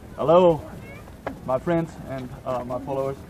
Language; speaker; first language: English; non-native, fluent; Dutch